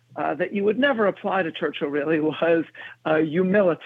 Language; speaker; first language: English; native; English